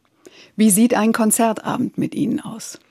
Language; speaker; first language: German; native; German